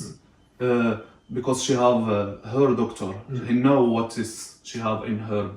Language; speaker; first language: English; non-native, learner; Arabic